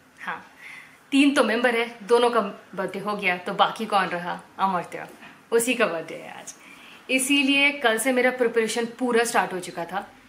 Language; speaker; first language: Hindi; non-native, local second language; Bangla